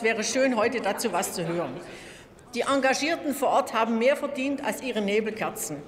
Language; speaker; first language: German; native; German